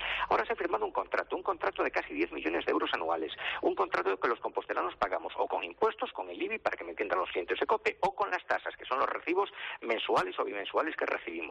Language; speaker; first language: Spanish; native; Spanish